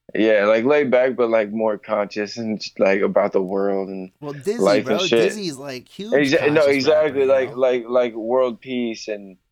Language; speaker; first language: English; native; English